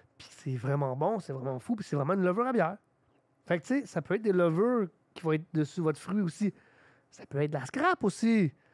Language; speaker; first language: French; native; French